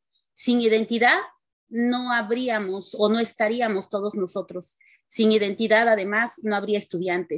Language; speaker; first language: Spanish; native; Spanish